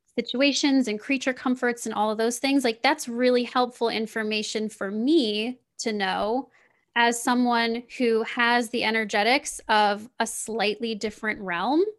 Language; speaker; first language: English; native; English